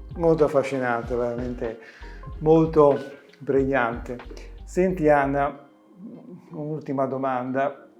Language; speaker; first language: Italian; native; Italian